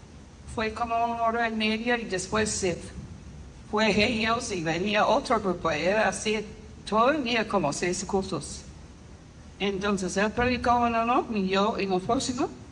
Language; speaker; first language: Spanish; non-native, fluent; English